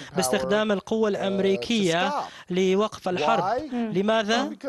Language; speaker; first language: Arabic; non-native, fluent; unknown